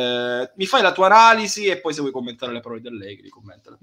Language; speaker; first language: Italian; native; Italian